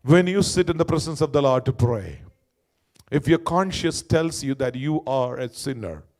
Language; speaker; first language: English; non-native, local second language; Malayalam